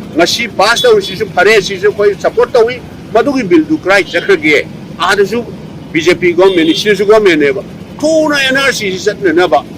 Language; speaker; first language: Manipuri; native; Manipuri